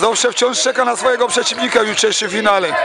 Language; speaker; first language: Polish; native; Polish